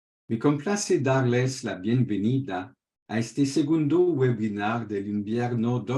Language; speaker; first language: Spanish; non-native, fluent; French